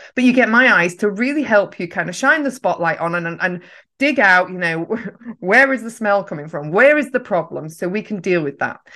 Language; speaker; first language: English; native; English